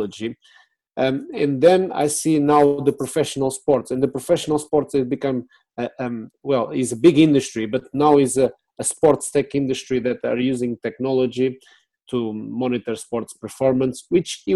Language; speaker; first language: English; non-native, fluent; Portuguese